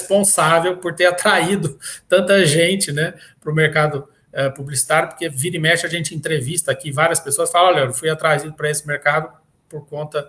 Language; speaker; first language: Portuguese; native; Portuguese